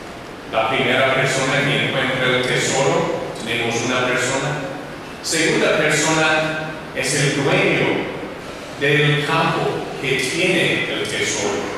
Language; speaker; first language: Spanish; non-native, learner; English